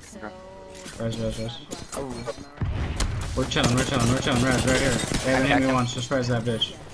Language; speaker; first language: English; native; English